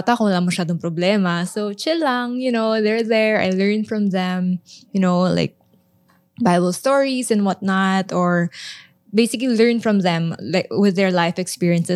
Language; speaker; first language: English; non-native, local second language; Filipino